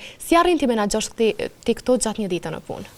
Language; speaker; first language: Albanian; native; Albanian